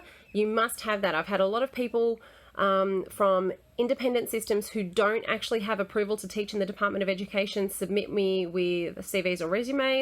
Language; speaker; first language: English; native; English